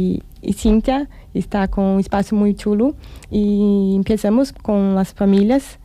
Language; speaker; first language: Spanish; non-native, learner; Portuguese